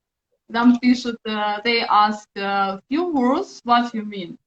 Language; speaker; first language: English; non-native, learner; Russian